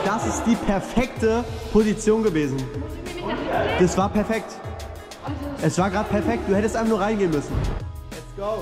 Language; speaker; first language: German; native; German